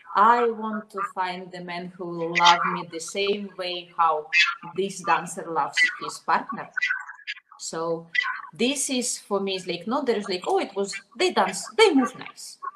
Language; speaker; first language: English; non-native, fluent; Russian